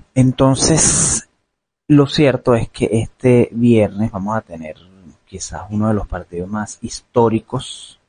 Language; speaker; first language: Spanish; native; Spanish